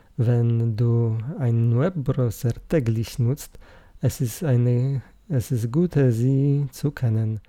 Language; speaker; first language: German; non-native, learner; Polish